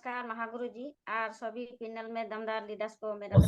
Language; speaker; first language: Hindi; non-native, local second language; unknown